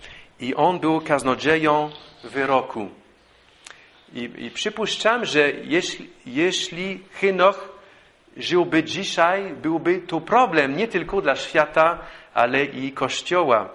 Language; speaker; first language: Polish; non-native, fluent; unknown